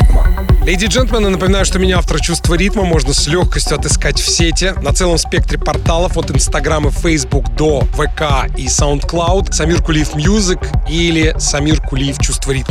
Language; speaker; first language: Russian; native; Russian